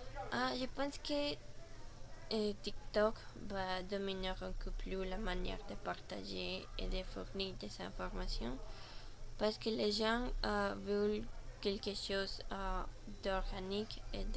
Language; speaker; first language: French; non-native, learner; Spanish